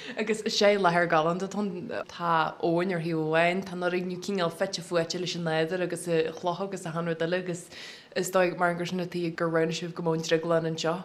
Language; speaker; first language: Irish; native; Irish